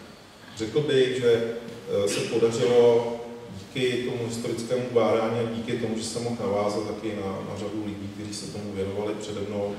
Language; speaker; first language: Czech; native; Czech